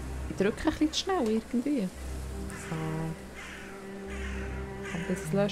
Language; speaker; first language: German; native; German